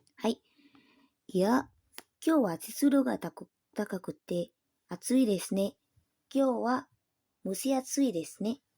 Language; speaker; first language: Japanese; non-native, learner; Indonesian